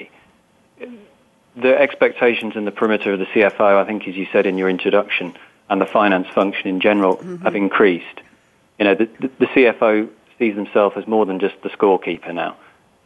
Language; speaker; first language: English; native; English